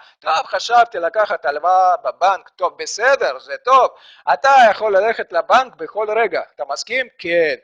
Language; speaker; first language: Hebrew; non-native, fluent; Russian